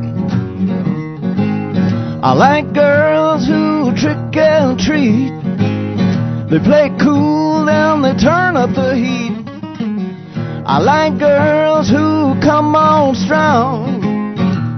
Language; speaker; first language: English; native; English